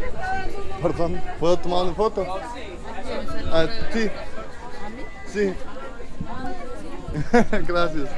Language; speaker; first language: Spanish; non-native, learner; Danish